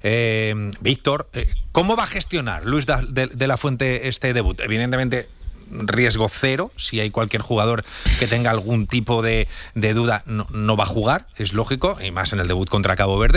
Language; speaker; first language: Spanish; native; Spanish